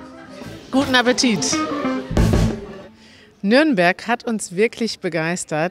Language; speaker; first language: German; native; German